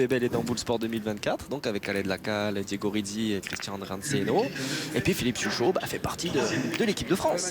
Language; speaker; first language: French; native; French